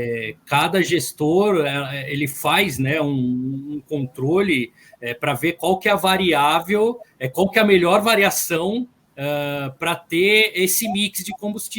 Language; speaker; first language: Portuguese; native; Portuguese